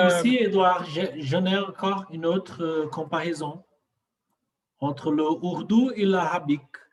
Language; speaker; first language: French; non-native, fluent; Portuguese